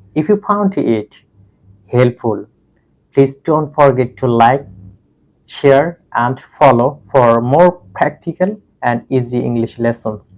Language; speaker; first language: English; non-native, local second language; Bangla